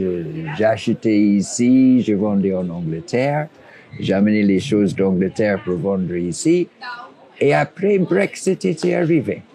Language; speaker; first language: French; non-native, fluent; English